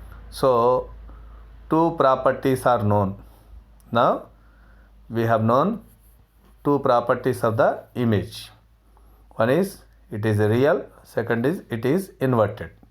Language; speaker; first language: English; non-native, local second language; Telugu